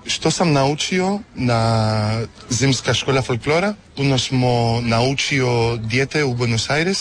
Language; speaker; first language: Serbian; early bilingual, heritage; Spanish